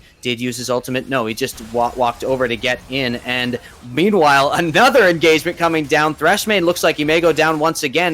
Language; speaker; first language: English; native; English